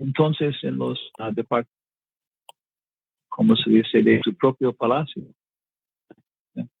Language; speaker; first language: Spanish; non-native, learner; English